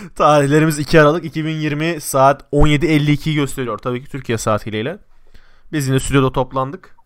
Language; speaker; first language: Turkish; native; Turkish